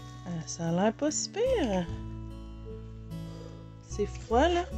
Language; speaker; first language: French; native; French